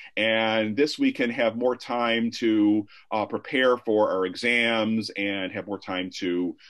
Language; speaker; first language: English; native; English